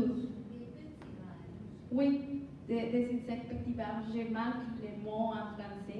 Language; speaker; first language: French; non-native, learner; Spanish